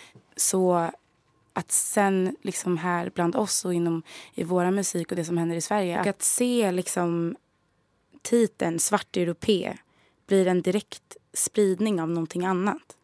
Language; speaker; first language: Swedish; native; Swedish